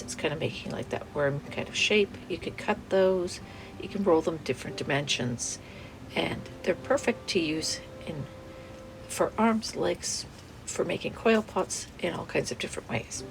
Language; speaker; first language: English; native; English